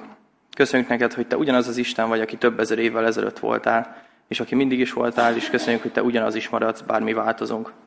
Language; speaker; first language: Hungarian; native; Hungarian